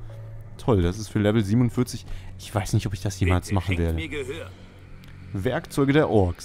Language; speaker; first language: German; native; German